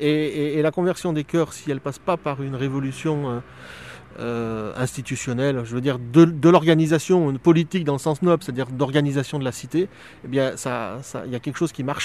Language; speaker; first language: French; native; French